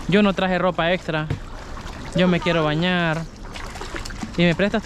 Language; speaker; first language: Spanish; native; Spanish